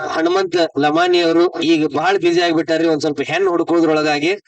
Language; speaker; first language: Kannada; native; Kannada